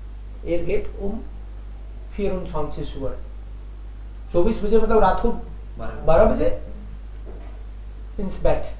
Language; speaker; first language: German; non-native, fluent; Hindi